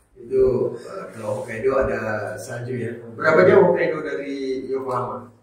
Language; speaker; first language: Indonesian; native; Indonesian